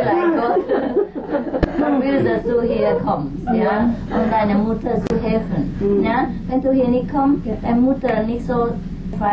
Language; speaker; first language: German; non-native, fluent; Vietnamese